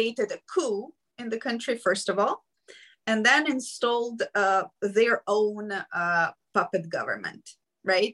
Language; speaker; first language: English; non-native, fluent; Ukrainian